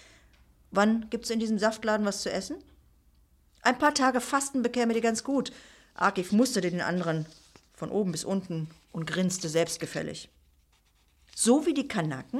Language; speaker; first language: German; native; German